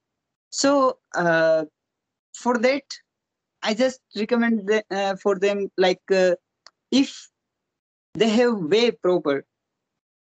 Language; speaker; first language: English; non-native, local second language; Hindi